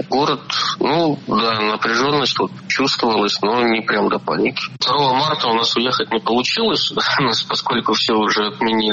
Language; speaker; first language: Russian; native; Russian